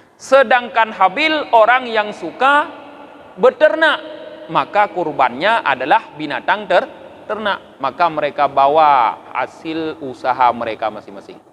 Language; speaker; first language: Malay; non-native, local second language; Achinese